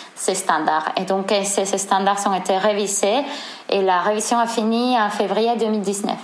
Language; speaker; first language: French; non-native, fluent; Spanish